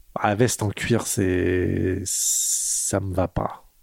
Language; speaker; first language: French; native; French